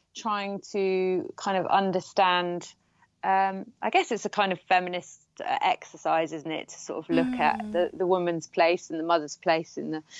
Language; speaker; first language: English; native; English